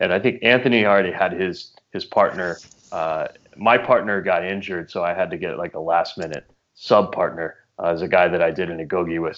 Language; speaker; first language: English; native; English